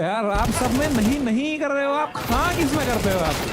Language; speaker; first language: Hindi; native; Hindi